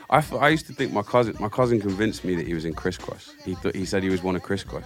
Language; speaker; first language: English; native; English